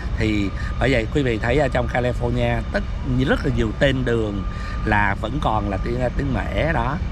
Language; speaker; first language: Vietnamese; native; Vietnamese